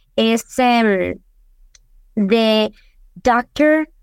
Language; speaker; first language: Spanish; early bilingual, heritage; Spanish